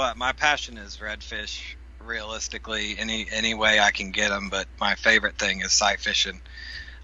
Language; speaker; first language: English; native; English